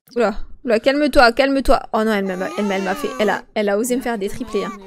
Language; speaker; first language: French; native; French